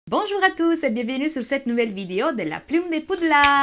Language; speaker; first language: French; native; French